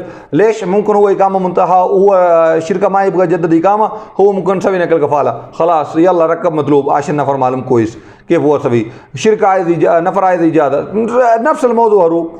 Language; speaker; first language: Arabic; non-native, learner; Urdu